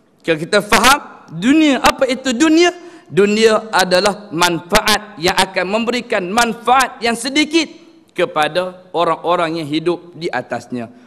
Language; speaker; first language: Malay; native; Malay